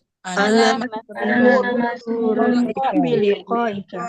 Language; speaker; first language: Arabic; non-native, learner; Indonesian